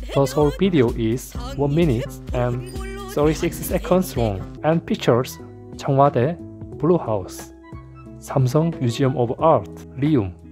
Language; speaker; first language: English; non-native, learner; Korean